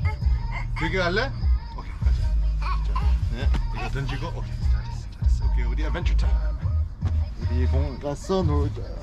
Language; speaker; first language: Korean; early bilingual, heritage; Korean